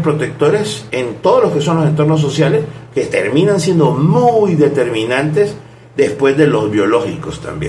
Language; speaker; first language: Spanish; native; Spanish